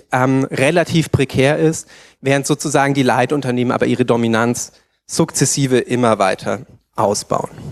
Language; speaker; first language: German; native; German